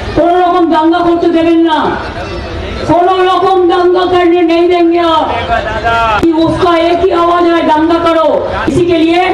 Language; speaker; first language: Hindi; non-native, local second language; Bangla